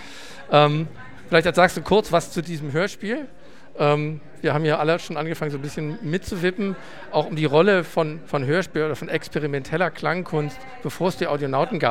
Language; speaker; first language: German; native; German